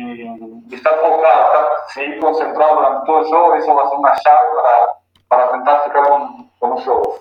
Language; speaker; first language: Portuguese; non-native, learner; Spanish